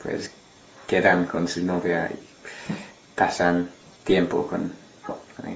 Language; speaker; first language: Spanish; non-native, learner; English